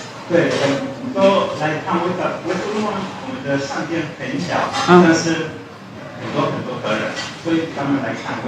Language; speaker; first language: Chinese; non-native, learner; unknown